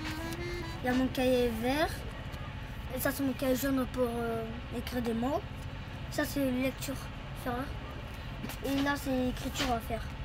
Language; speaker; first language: French; early bilingual, other home language; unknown